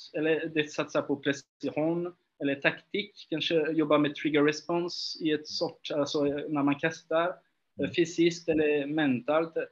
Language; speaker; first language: Swedish; non-native, fluent; French